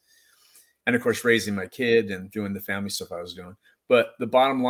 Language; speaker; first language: English; native; English